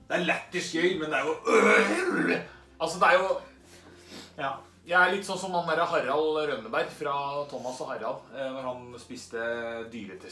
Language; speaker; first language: Norwegian; native; Norwegian